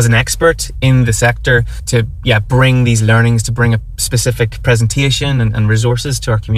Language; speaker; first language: English; native; English